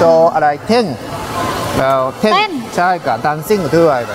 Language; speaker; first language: Thai; non-native, learner; Japanese